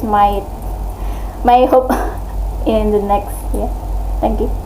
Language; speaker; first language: English; non-native, learner; Indonesian